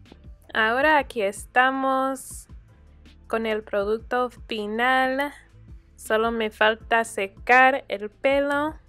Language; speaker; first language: Spanish; early bilingual, heritage; Spanish